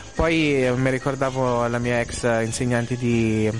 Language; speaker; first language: Italian; non-native, fluent; Filipino